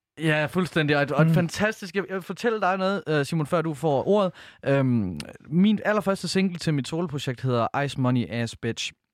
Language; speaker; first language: Danish; native; Danish